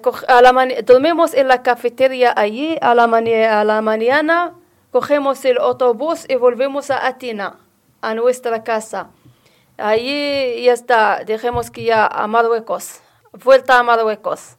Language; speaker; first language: Spanish; non-native, learner; Arabic